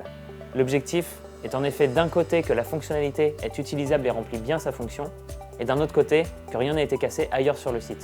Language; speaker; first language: French; native; French